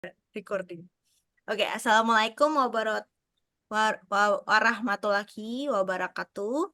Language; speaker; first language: Indonesian; native; Indonesian